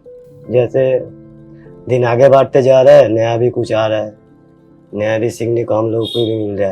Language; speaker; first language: Hindi; non-native, local second language; Bangla